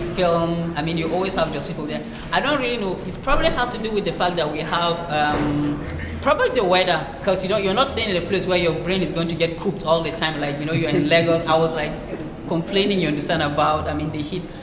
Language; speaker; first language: English; non-native, local second language; Hausa